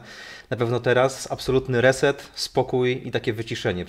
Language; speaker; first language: Polish; native; Polish